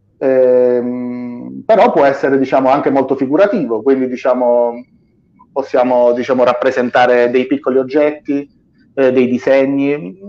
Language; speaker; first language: Italian; native; Italian